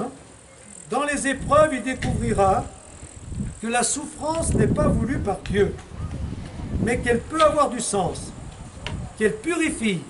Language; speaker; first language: French; native; French